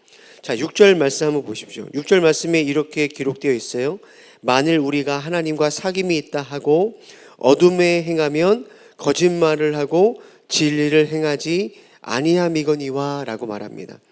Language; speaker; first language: Korean; native; Korean